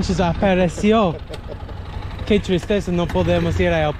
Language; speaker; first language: Spanish; non-native, learner; English